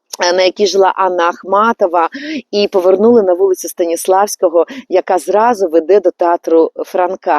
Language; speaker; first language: Ukrainian; native; Ukrainian